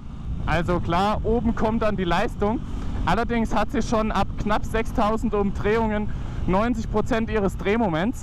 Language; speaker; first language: German; native; German